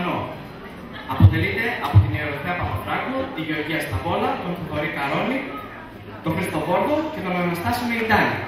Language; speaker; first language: Greek; native; Greek